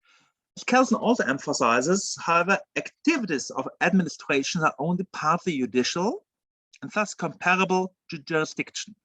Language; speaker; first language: English; non-native, fluent; German